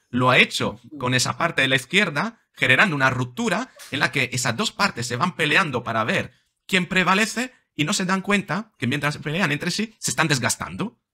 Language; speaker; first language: Spanish; non-native, fluent; Italian